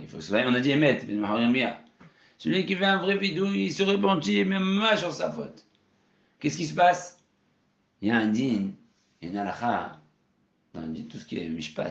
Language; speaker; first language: French; native; French